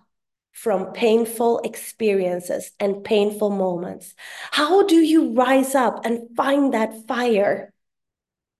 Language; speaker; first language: English; non-native, fluent; Swedish